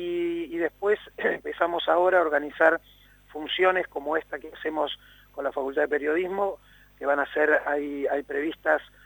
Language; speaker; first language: Spanish; native; Spanish